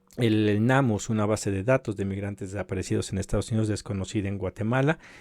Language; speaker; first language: Spanish; native; Spanish